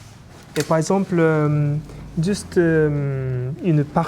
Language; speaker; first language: French; non-native, fluent; Japanese